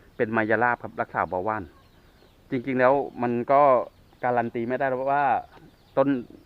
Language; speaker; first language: Thai; non-native, local second language; Northeastern Thai